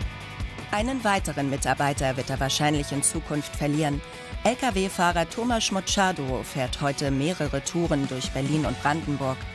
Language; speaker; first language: German; native; German